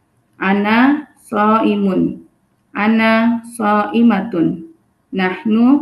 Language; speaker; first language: Arabic; non-native, learner; Indonesian